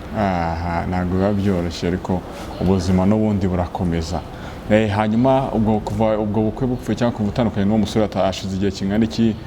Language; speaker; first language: Kinyarwanda; native; Kinyarwanda